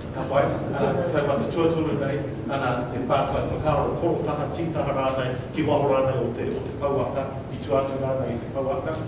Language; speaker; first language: Māori; non-native, local second language; English